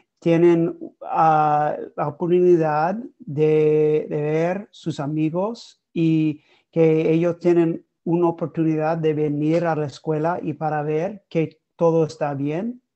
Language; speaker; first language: Spanish; non-native, learner; English